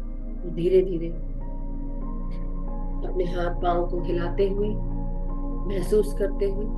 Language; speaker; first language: Hindi; native; Hindi